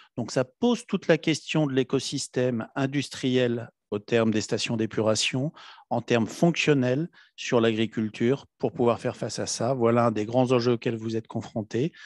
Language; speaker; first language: French; native; French